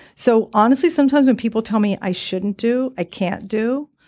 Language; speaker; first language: English; native; English